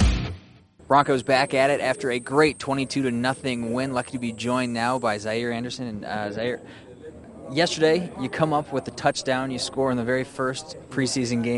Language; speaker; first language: English; native; English